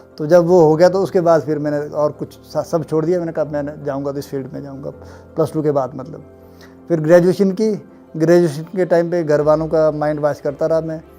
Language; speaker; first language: Hindi; native; Hindi